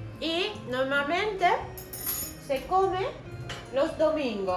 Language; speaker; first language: Spanish; non-native, fluent; Turkish